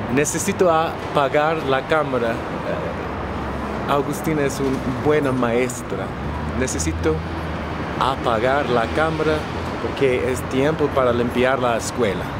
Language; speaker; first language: Spanish; non-native, learner; English